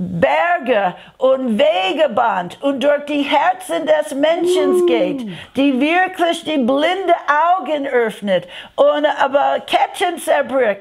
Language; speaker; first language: German; non-native, fluent; English